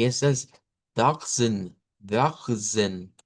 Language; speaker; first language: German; non-native, learner; Spanish